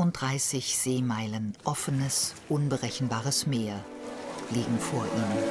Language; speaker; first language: German; native; German